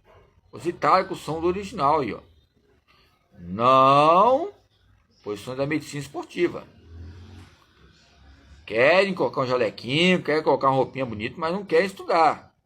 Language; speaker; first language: Portuguese; native; Portuguese